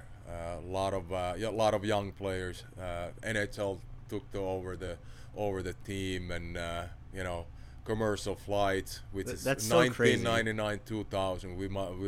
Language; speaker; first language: English; non-native, fluent; Finnish